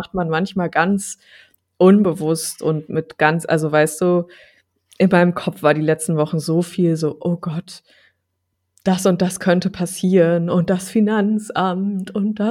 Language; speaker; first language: German; native; German